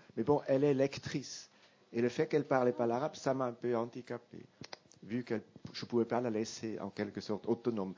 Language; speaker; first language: French; non-native, local second language; Italian